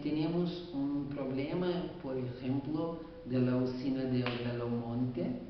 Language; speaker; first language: Spanish; non-native, fluent; Portuguese